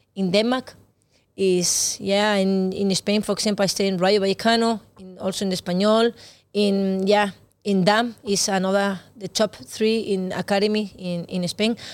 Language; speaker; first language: English; non-native, learner; Spanish